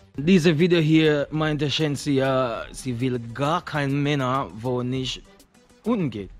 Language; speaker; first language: German; non-native, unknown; English